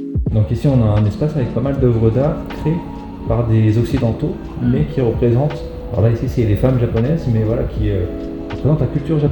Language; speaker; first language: French; native; French